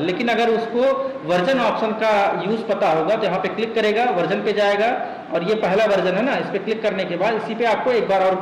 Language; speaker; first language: Hindi; native; Hindi